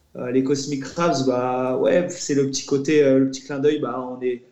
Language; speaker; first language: French; native; French